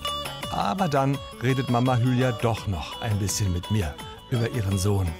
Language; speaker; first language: German; native; German